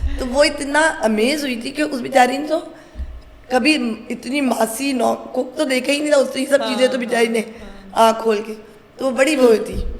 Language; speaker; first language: Urdu; native; Urdu